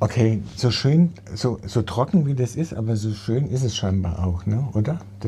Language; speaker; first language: German; native; German